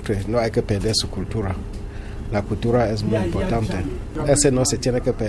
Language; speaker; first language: Spanish; non-native, fluent; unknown